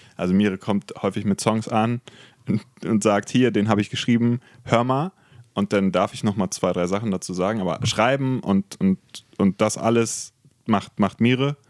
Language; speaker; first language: German; native; German